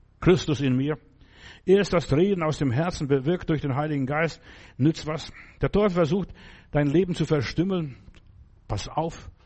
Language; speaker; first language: German; non-native, fluent; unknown